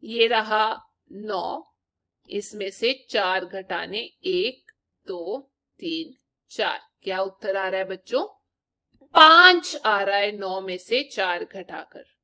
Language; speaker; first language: Hindi; native; Hindi